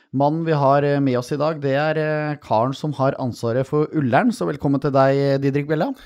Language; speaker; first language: Norwegian; native; Norwegian